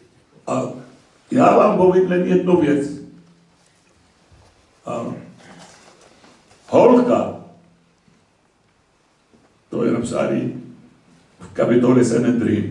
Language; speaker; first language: Slovak; non-native, fluent; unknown